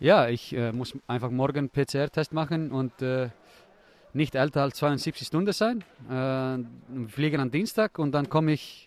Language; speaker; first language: German; non-native, fluent; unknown